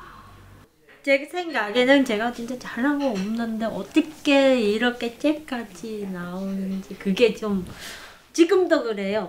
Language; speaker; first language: Korean; non-native, fluent; Vietnamese